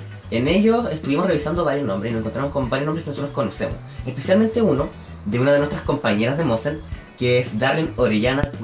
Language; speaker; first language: Spanish; native; Spanish